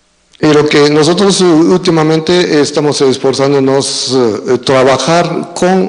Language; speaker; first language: Spanish; non-native, fluent; Japanese